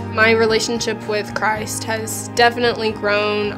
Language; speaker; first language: English; native; English